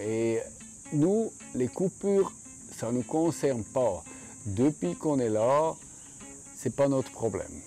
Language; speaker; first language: French; non-native, fluent; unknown